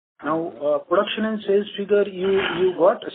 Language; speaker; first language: English; non-native, local second language; Gujarati